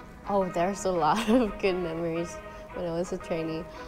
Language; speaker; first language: English; non-native, fluent; Thai